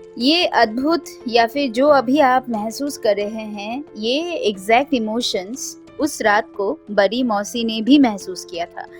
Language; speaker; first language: Hindi; non-native, local second language; Bangla